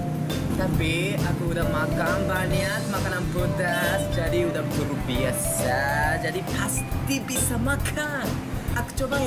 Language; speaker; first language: Indonesian; non-native, learner; Japanese